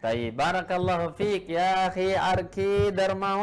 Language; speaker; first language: Arabic; non-native, fluent; Indonesian